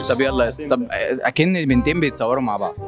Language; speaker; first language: Arabic; native; Arabic